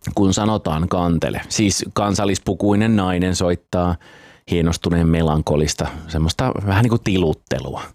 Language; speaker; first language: Finnish; native; Finnish